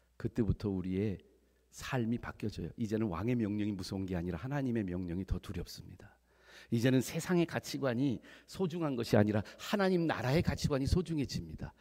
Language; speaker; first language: Korean; early bilingual, heritage; Korean